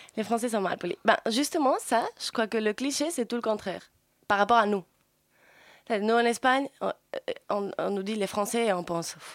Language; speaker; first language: French; non-native, fluent; Spanish